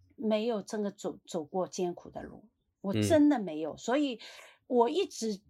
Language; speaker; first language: Chinese; native; Chinese